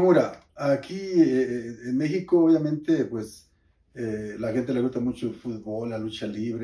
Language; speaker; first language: Spanish; native; Spanish